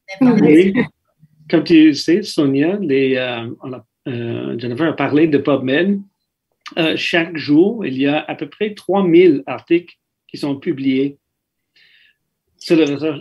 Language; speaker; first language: French; non-native, fluent; English